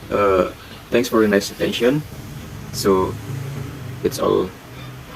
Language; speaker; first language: English; non-native, learner; Indonesian